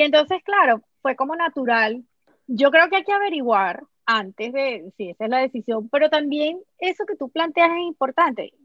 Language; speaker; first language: Spanish; native; Spanish